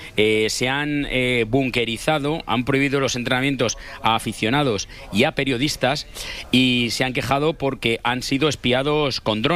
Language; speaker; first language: Spanish; native; Spanish